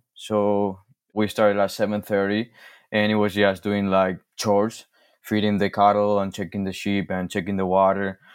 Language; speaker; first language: English; non-native, fluent; Spanish